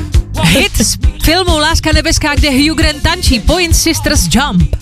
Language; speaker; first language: Czech; native; Czech